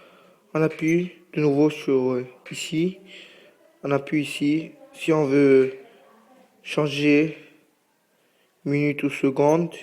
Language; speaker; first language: French; non-native, fluent; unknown